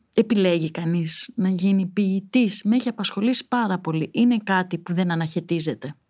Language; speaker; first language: Greek; native; Greek